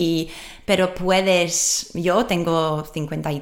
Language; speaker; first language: Spanish; non-native, learner; English